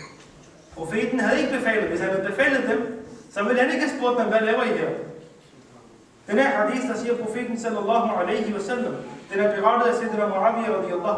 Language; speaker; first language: Danish; early bilingual, other home language; Urdu